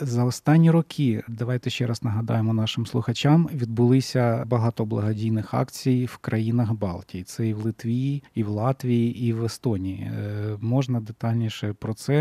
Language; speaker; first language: Ukrainian; native; Ukrainian